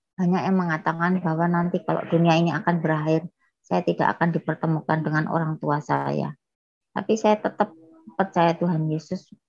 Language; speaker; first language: Indonesian; native; Indonesian